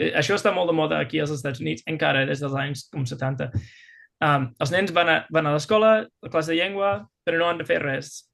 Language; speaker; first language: Catalan; non-native, fluent; English